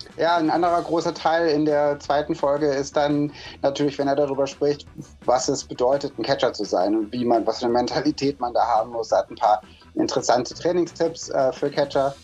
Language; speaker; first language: German; native; German